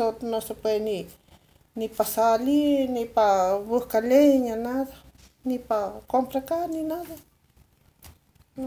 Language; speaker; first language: Spanish; non-native, local second language; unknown